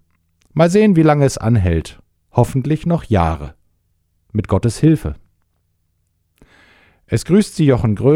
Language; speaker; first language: German; native; German